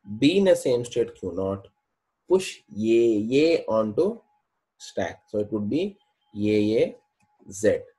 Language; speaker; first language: English; non-native, local second language; Kannada